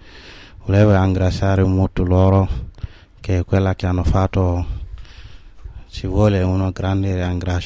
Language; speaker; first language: Italian; non-native, learner; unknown